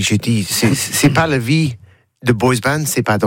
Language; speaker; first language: French; non-native, learner; English